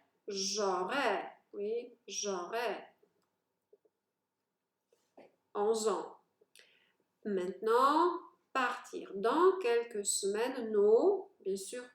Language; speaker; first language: French; non-native, fluent; Polish